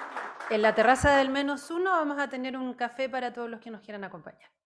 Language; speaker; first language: Spanish; native; Spanish